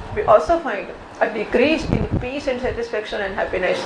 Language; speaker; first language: English; non-native, local second language; Gujarati